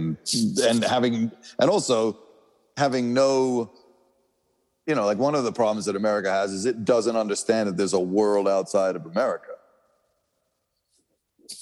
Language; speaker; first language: English; native; English